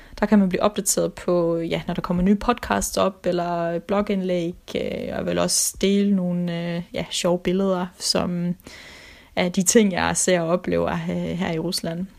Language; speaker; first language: Danish; early bilingual, other home language; Russian